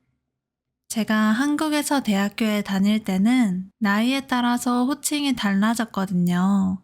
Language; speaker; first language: Korean; native; Korean